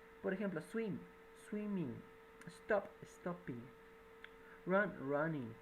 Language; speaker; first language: English; non-native, fluent; Spanish